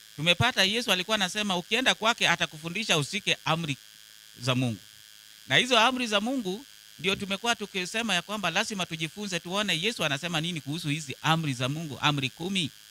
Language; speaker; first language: Swahili; non-native, local second language; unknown